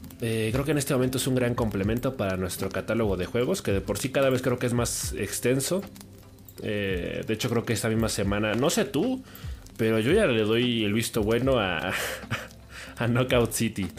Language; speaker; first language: Spanish; native; Spanish